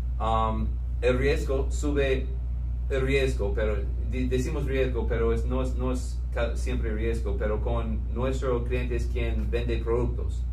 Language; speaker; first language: Spanish; non-native, fluent; English